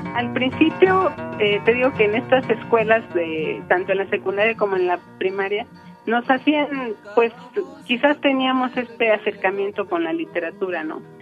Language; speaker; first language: Spanish; non-native, local second language; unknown